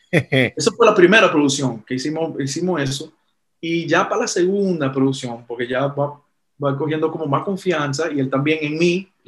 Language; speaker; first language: Spanish; early bilingual, heritage; Spanish